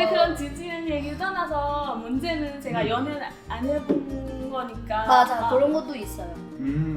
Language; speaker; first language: Korean; non-native, fluent; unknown